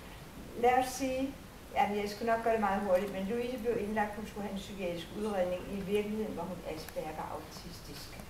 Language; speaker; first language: Danish; native; Danish